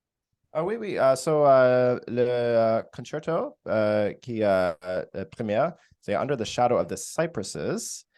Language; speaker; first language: French; non-native, learner; English